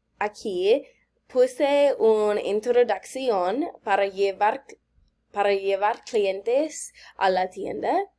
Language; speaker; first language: Spanish; non-native, learner; English